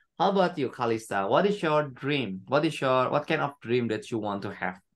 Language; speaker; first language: English; non-native, fluent; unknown